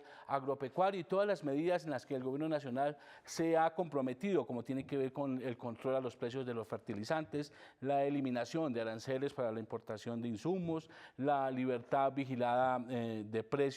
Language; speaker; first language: Spanish; native; Spanish